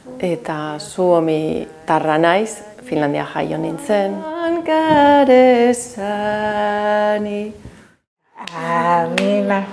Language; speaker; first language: Basque; non-native, learner; Finnish